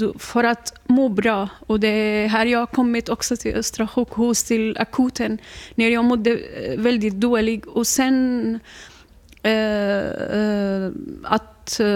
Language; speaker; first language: Swedish; non-native, learner; Arabic